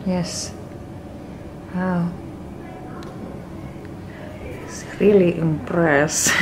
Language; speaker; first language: English; non-native, learner; Indonesian